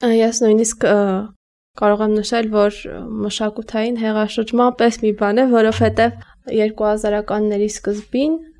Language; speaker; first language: Armenian; native; Armenian